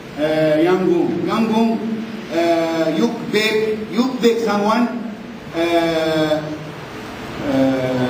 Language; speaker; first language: Korean; non-native, learner; Arabic